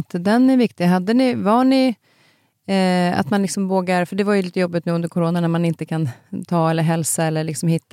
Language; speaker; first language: Swedish; native; Swedish